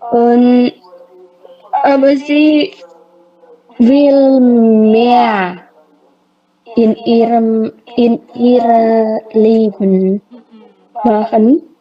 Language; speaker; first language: German; non-native, learner; Indonesian